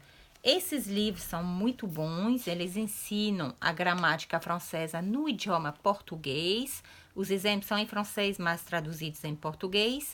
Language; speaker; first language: Portuguese; non-native, fluent; French